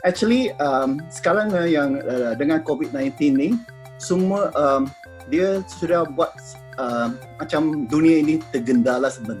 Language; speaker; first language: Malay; non-native, local second language; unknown